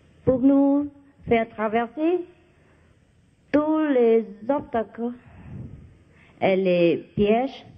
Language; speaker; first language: French; non-native, learner; Vietnamese